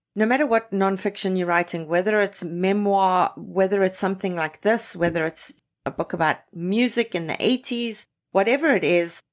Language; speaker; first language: English; native; English